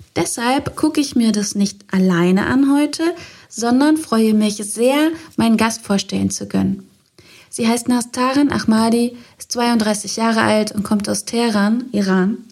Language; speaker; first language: German; native; German